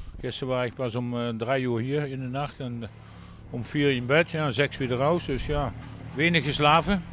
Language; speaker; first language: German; non-native, learner; Dutch